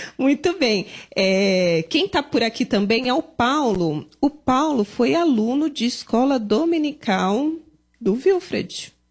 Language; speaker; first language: Portuguese; native; Portuguese